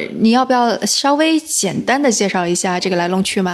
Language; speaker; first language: Chinese; native; Chinese